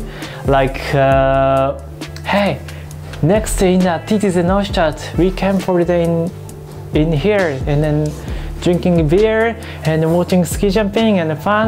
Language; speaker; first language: English; non-native, learner; Japanese